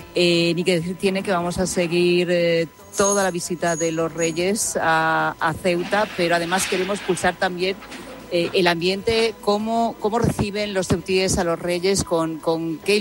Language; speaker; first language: Spanish; native; Spanish